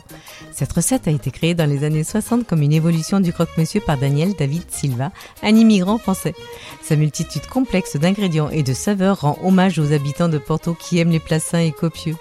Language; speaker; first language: French; native; French